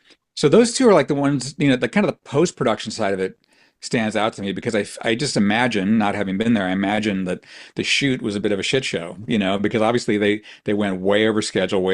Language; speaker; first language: English; native; English